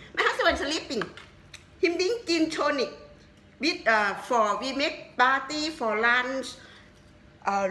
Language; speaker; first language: English; non-native, learner; Thai